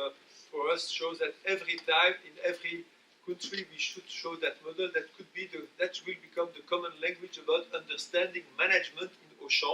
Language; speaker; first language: English; non-native, fluent; French